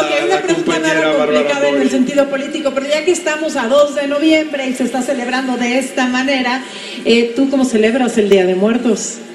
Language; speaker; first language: Spanish; native; Spanish